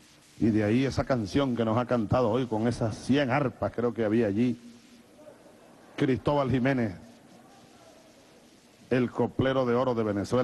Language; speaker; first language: Spanish; native; Spanish